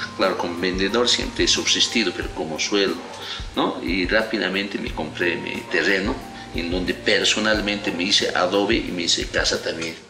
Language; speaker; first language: Spanish; non-native, local second language; Aymara